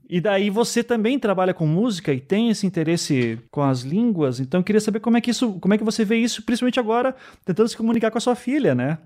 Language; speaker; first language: Portuguese; native; Portuguese